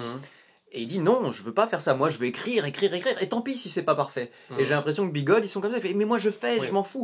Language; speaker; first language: French; native; French